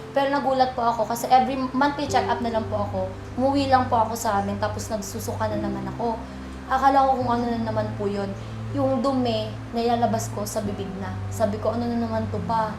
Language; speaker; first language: Filipino; non-native, local second language; Bikol